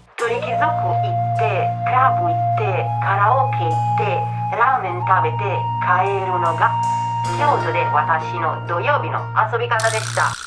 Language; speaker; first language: Japanese; non-native, fluent; Italian